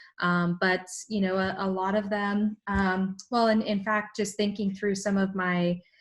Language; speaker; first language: English; native; English